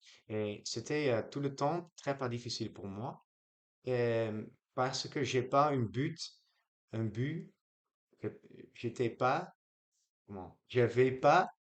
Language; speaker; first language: French; non-native, learner; Dutch